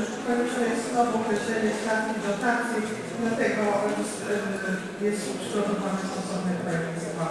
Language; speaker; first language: Polish; native; Polish